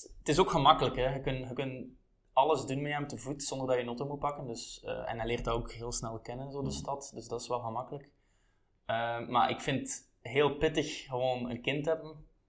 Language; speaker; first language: Dutch; native; Dutch